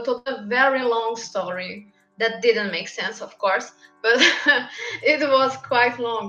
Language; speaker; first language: English; non-native, fluent; Portuguese